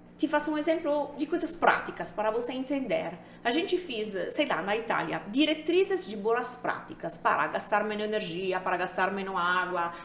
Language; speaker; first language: Portuguese; non-native, fluent; Italian